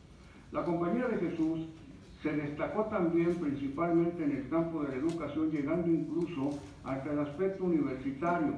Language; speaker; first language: Spanish; native; Spanish